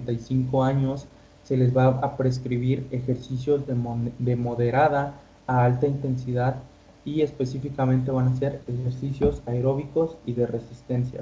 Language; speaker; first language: Spanish; native; Spanish